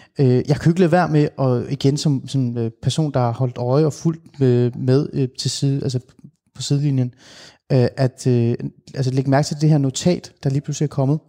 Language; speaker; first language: Danish; early bilingual, other home language; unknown